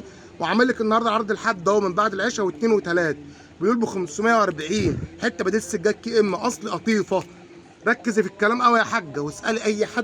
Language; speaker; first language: Arabic; native; Arabic